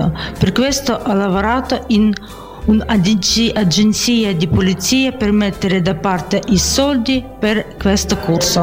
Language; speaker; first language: Italian; non-native, learner; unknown